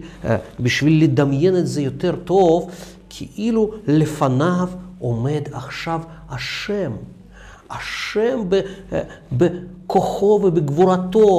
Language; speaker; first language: Hebrew; non-native, fluent; Russian